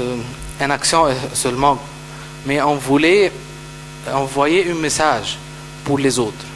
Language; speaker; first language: French; non-native, fluent; Arabic